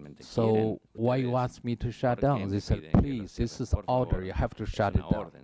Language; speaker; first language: English; non-native, learner; Chinese